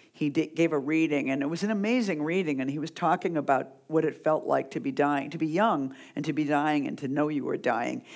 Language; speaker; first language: English; native; English